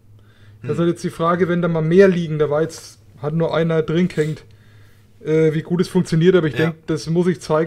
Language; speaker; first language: German; native; German